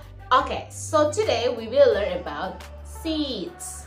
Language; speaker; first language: English; non-native, fluent; Indonesian